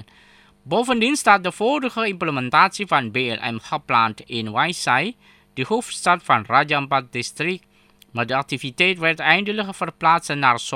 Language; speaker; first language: Dutch; non-native, fluent; Indonesian